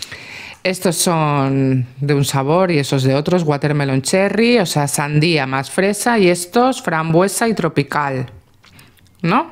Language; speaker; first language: Spanish; native; Spanish